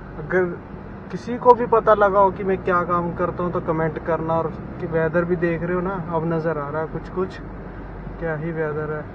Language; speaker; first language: Hindi; native; Hindi